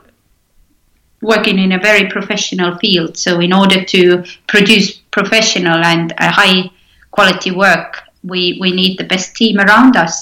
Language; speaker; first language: English; non-native, fluent; Estonian